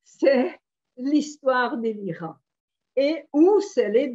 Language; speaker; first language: French; non-native, fluent; Portuguese